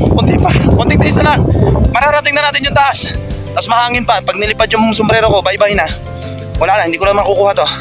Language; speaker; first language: Filipino; native; Filipino